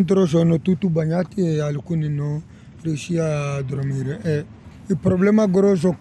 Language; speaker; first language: Italian; non-native, learner; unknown